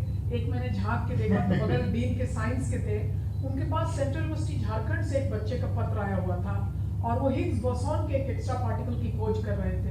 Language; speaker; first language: Hindi; native; Hindi